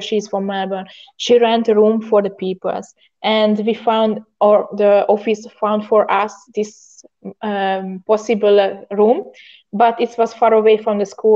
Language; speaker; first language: English; non-native, learner; Hungarian